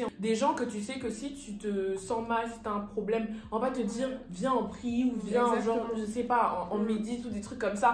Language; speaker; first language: French; native; French